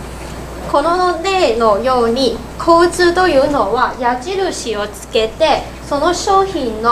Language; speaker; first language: Japanese; non-native, learner; Cantonese